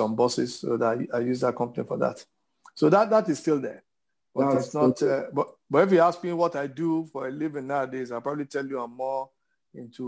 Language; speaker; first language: English; non-native, local second language; Yoruba